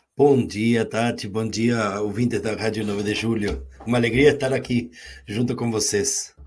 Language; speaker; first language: Portuguese; non-native, fluent; Spanish